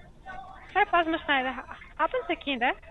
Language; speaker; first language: German; non-native, learner; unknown